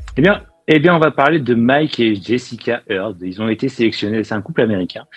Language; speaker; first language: French; native; French